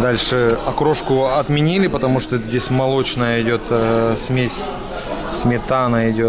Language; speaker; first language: Russian; native; Russian